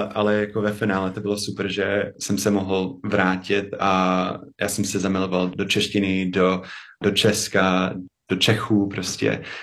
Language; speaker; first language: Czech; non-native, fluent; English